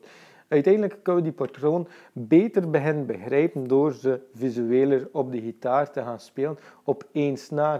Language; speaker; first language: Dutch; native; Dutch